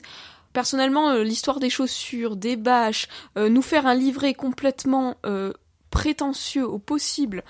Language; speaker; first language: French; native; French